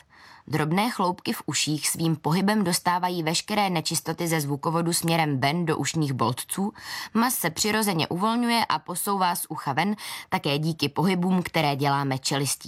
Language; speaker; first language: Czech; native; Czech